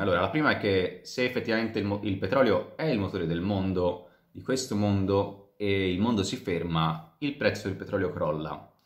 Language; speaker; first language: Italian; native; Italian